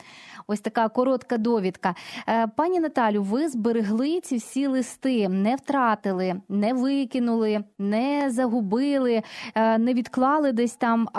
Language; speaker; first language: Ukrainian; native; Ukrainian